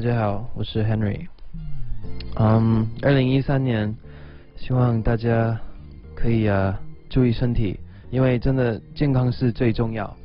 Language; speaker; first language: Chinese; early bilingual, heritage; English